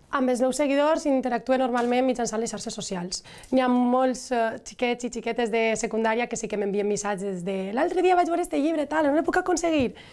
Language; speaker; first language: Catalan; early bilingual, other home language; Arabic